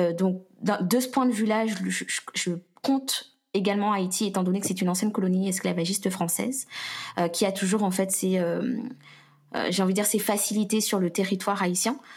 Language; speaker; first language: French; native; French